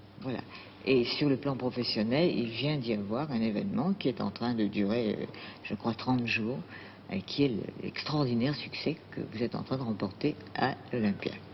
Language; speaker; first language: French; native; French